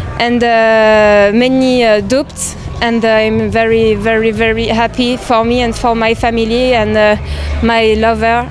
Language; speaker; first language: English; non-native, learner; French